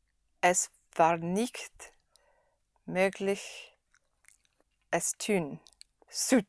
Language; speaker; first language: German; non-native, learner; English